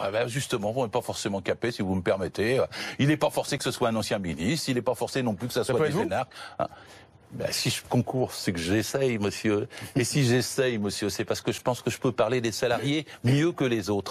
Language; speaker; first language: French; native; French